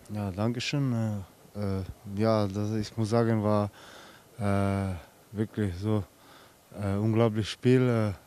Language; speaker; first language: German; non-native, fluent; Slovenian